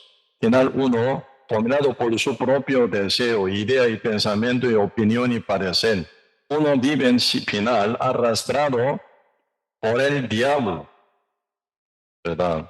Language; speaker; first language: Spanish; non-native, learner; Korean